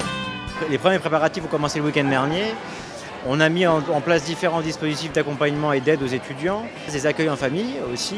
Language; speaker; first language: French; native; French